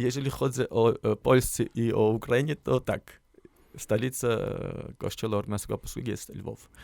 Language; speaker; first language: Polish; non-native, learner; Armenian